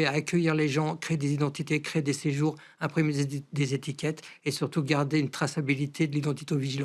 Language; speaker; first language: French; native; French